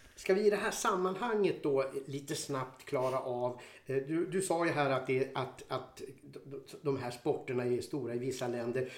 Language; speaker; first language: Swedish; native; Swedish